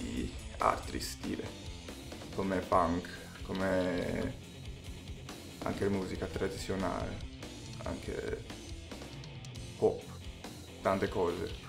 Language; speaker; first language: Italian; non-native, learner; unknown